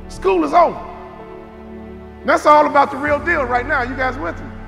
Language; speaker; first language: English; native; English